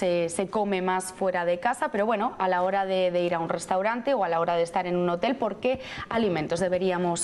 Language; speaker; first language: Spanish; native; Spanish